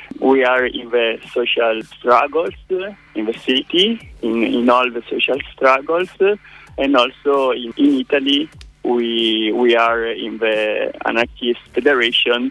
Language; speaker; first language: English; non-native, learner; Italian